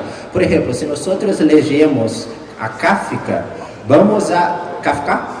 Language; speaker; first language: Spanish; non-native, fluent; Portuguese